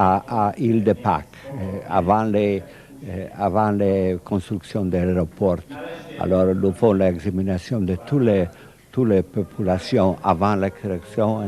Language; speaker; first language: French; non-native, fluent; Polish